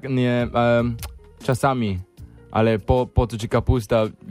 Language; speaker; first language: Polish; non-native, learner; English